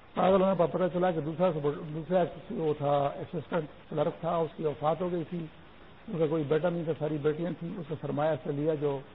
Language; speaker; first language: Urdu; non-native, local second language; Pashto